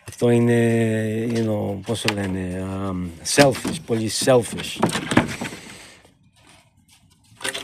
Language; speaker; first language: Greek; early bilingual, heritage; Greek